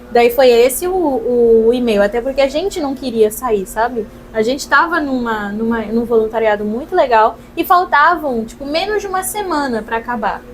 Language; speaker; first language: Portuguese; non-native, local second language; Kabuverdianu